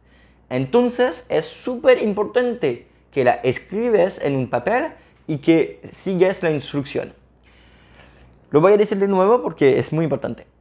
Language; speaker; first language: Spanish; non-native, fluent; French